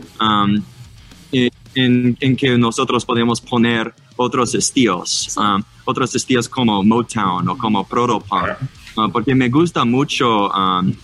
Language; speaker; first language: Spanish; non-native, learner; English